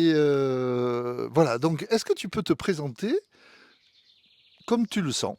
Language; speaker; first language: French; native; French